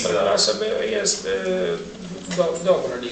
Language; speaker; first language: Polish; non-native, learner; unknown